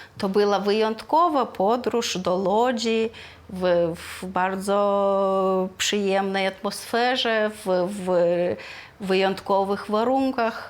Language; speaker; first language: Polish; non-native, fluent; Lithuanian